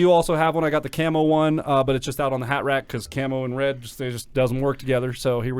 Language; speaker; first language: English; native; English